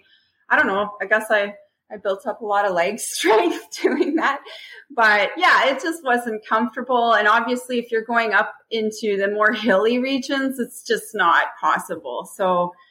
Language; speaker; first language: English; non-native, fluent; French